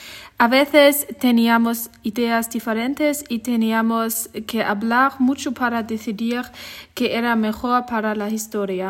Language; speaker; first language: Spanish; non-native, learner; German